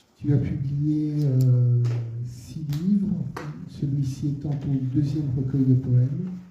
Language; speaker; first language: French; native; French